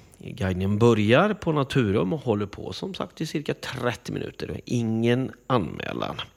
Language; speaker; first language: Swedish; native; Swedish